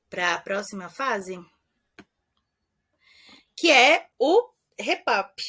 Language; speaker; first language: Portuguese; native; Portuguese